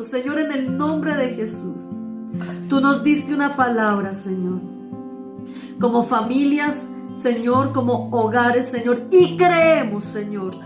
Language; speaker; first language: Spanish; native; Spanish